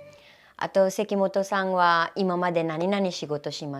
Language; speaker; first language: Japanese; non-native, learner; Hindi